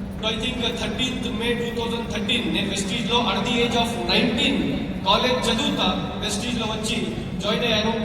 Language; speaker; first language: Telugu; non-native, local second language; Urdu